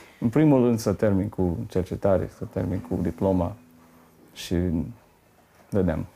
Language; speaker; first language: Romanian; non-native, fluent; English